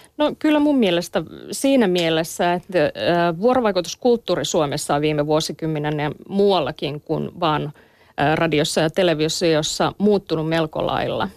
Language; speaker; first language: Finnish; native; Finnish